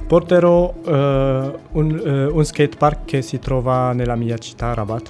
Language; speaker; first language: Italian; non-native, fluent; Arabic